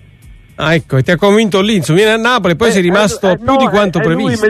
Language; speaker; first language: Italian; native; Italian